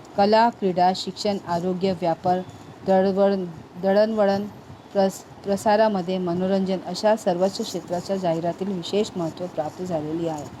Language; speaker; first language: Marathi; non-native, local second language; Urdu